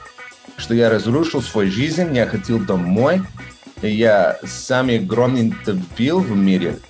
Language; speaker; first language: Russian; non-native, learner; English